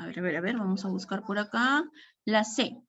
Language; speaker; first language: Spanish; native; Spanish